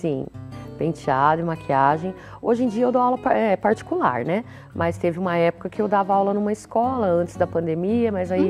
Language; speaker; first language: Portuguese; native; Portuguese